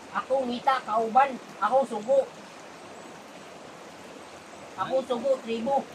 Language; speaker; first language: Cebuano; non-native, local second language; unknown